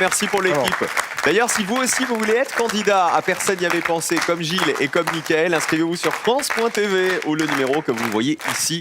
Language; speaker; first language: French; native; French